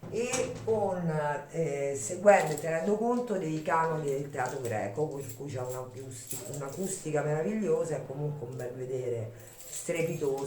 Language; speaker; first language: Italian; native; Italian